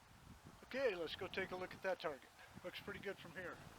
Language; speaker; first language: English; native; English